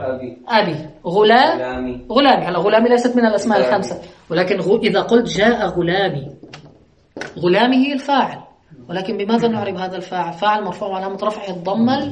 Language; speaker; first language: Arabic; native; Arabic